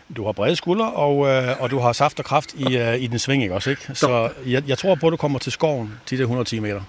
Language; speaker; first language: Danish; native; Danish